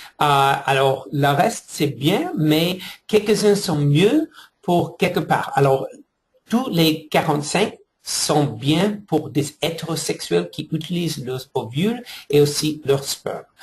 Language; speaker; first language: French; non-native, fluent; English